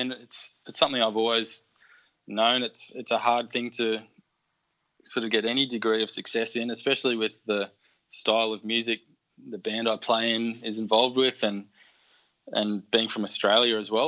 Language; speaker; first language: English; native; English